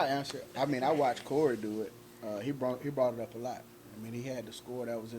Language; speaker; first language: English; native; English